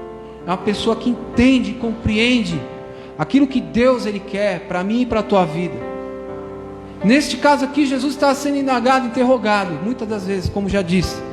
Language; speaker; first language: Portuguese; native; Portuguese